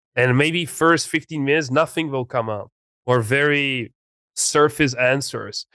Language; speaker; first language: English; non-native, fluent; Czech